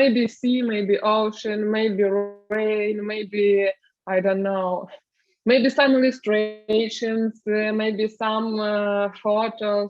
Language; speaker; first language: English; non-native, learner; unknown